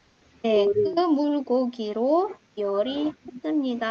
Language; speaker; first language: Korean; non-native, fluent; Indonesian